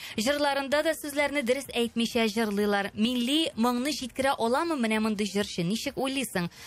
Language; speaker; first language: Tatar; native; Tatar